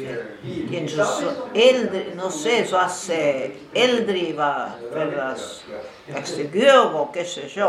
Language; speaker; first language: German; early bilingual, heritage; German